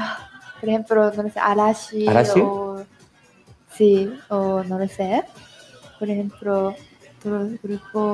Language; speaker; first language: Spanish; non-native, learner; Japanese